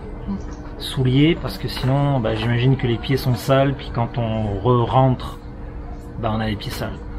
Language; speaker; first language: French; native; French